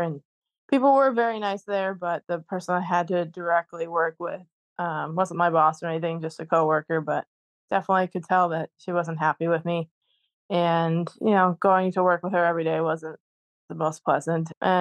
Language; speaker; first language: English; native; English